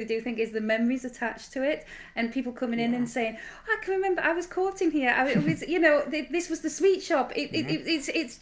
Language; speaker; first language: English; native; English